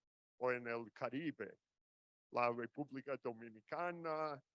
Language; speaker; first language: Spanish; non-native, fluent; English